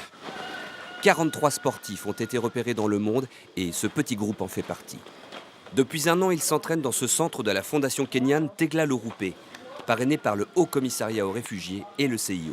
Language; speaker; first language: French; native; French